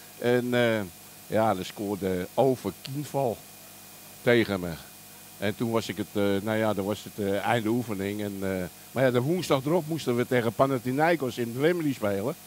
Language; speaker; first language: Dutch; early bilingual, other home language; German